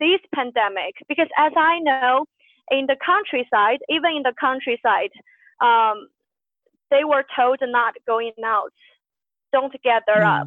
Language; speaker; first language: English; non-native, fluent; Chinese